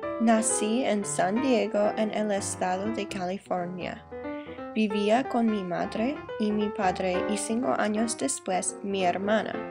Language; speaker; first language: Spanish; non-native, learner; English